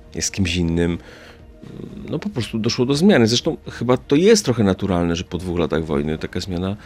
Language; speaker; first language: Polish; native; Polish